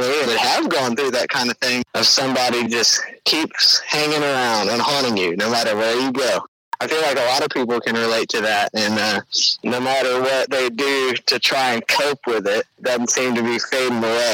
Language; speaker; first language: English; native; English